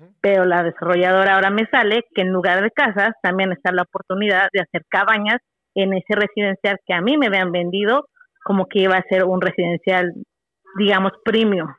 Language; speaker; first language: Spanish; native; Spanish